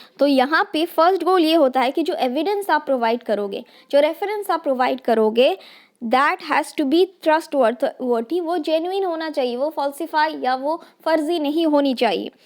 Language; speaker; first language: Hindi; non-native, local second language; Assamese